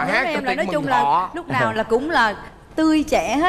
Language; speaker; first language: Vietnamese; native; Vietnamese